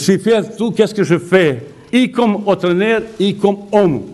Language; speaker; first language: French; non-native, fluent; Bosnian